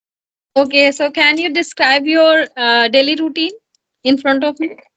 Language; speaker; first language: English; non-native, learner; Hindi